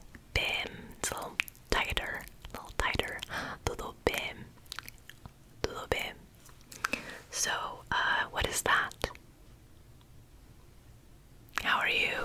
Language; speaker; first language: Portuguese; non-native, learner; English